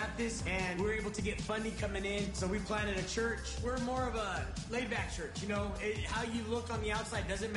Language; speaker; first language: English; native; English